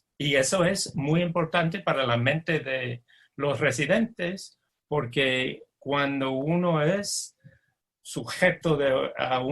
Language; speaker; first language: Spanish; non-native, fluent; English